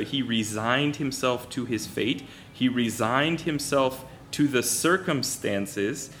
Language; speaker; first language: English; native; English